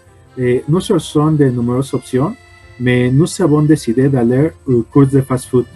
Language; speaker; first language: French; non-native, learner; Spanish